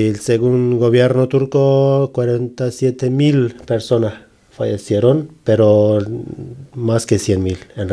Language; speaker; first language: Spanish; non-native, learner; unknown